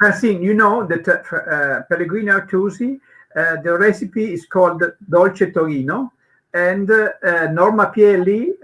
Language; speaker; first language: English; non-native, learner; Italian